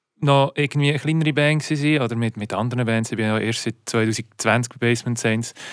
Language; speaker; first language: German; native; German